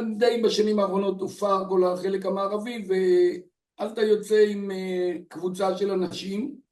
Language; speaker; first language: Hebrew; native; Hebrew